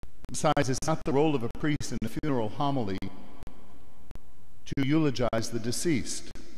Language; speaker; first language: English; native; English